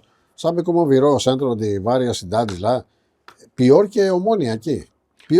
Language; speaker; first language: Portuguese; non-native, fluent; Greek